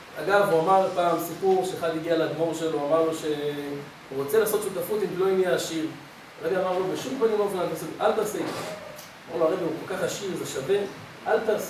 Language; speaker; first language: Hebrew; native; Hebrew